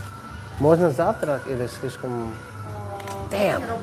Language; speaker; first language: Russian; non-native, learner; English